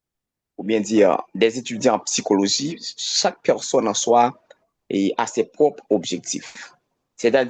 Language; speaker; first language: French; non-native, local second language; Haitian Creole